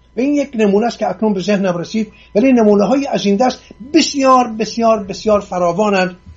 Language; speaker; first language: Persian; non-native, local second language; Assyrian Neo-Aramaic